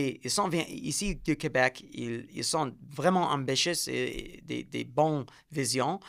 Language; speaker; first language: French; non-native, learner; English